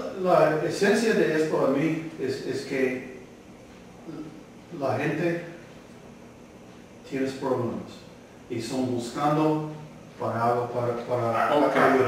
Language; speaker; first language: Spanish; early bilingual, heritage; English